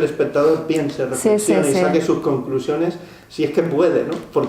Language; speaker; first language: Spanish; native; Spanish